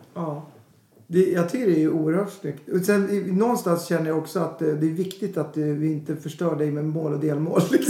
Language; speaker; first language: Swedish; native; Swedish